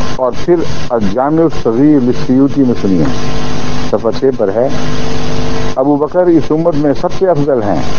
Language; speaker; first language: Urdu; native; Urdu